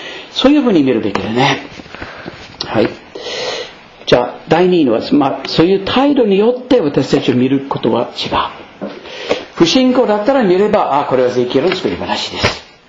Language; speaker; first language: Japanese; non-native, fluent; English